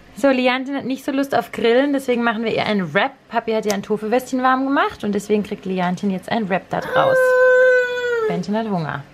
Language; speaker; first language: German; native; German